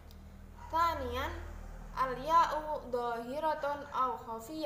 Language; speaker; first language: Arabic; non-native, learner; Indonesian